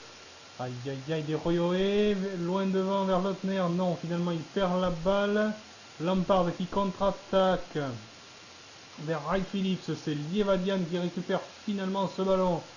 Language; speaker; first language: French; native; French